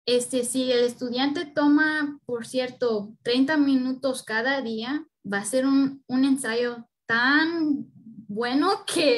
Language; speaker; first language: Spanish; early bilingual, heritage; Spanish